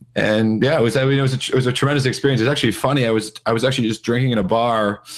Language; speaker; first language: English; native; English